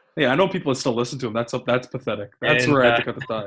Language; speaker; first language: English; native; English